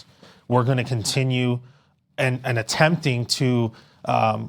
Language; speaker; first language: English; native; English